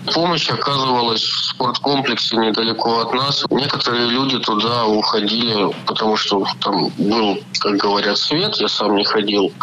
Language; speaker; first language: Russian; native; Russian